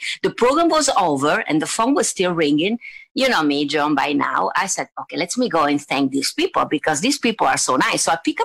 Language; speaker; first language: English; non-native, fluent; Italian